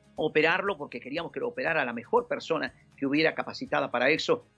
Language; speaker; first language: Spanish; native; Spanish